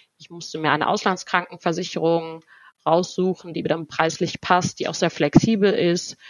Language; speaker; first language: German; native; German